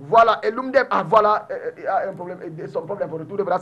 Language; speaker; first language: French; non-native, local second language; English